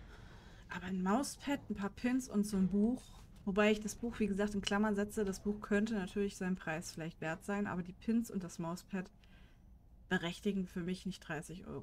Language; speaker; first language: German; native; German